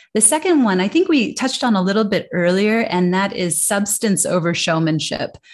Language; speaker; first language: English; native; English